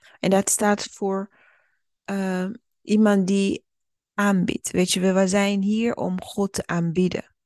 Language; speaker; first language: Dutch; early bilingual, other home language; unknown